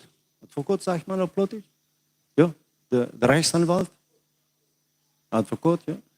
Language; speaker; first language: German; non-native, learner; Plautdietsch